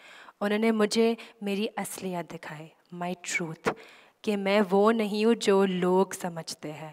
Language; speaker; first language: Urdu; native; Urdu